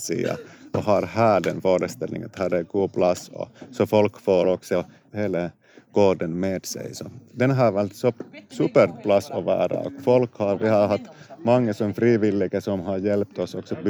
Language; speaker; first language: Swedish; non-native, local second language; Finnish